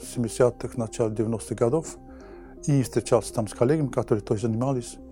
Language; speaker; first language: Russian; non-native, fluent; English